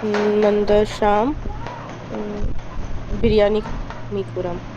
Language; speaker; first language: Persian; non-native, learner; Urdu